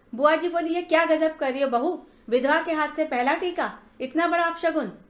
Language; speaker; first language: Hindi; native; Hindi